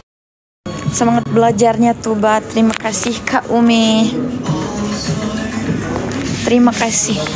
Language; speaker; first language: Indonesian; non-native, learner; Turkish